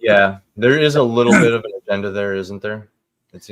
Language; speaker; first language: English; native; English